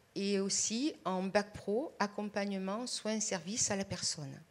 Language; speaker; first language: French; native; French